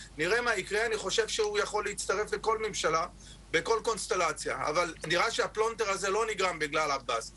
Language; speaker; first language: Hebrew; non-native, local second language; Arabic